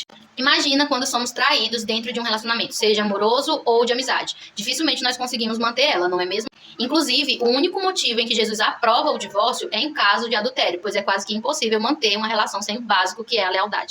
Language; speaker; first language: Portuguese; native; Portuguese